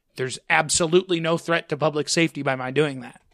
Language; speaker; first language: English; native; English